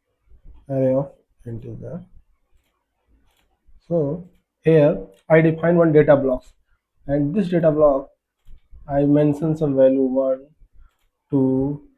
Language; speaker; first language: English; non-native, local second language; Hindi